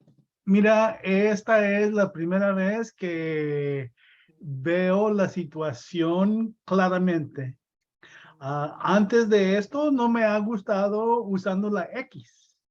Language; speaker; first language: Spanish; early bilingual, heritage; Spanish